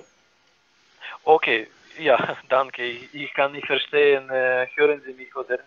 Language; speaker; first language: German; non-native, learner; Ukrainian